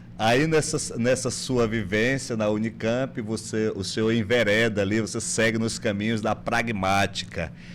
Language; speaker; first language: Portuguese; native; Portuguese